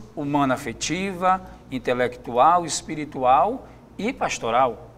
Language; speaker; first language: Portuguese; native; Portuguese